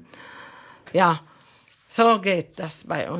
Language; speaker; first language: German; non-native, learner; Arabic